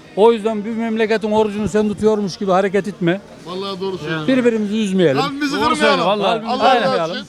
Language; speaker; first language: Turkish; native; Turkish